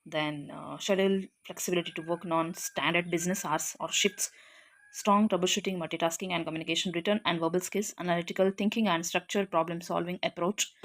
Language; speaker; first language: English; non-native, local second language; Kannada